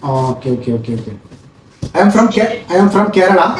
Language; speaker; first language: English; non-native, local second language; Malayalam